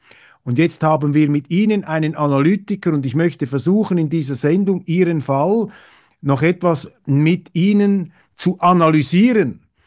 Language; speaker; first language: German; native; German